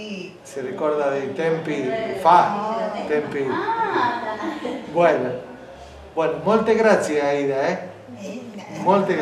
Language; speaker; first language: Italian; non-native, learner; Spanish